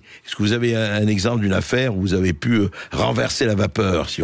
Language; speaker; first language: French; native; French